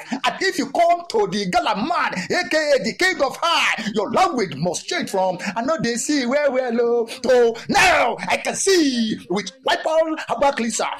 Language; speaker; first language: Nigerian Pidgin; non-native, local second language; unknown